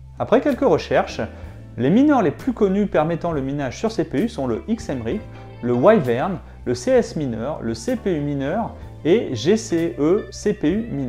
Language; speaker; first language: French; native; French